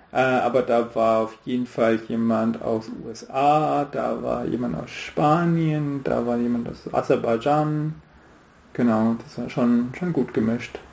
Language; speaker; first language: German; non-native, fluent; Hindi